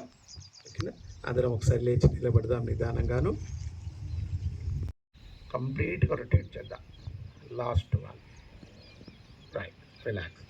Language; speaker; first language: Telugu; native; Telugu